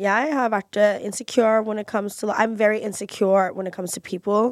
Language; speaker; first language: English; early bilingual, other home language; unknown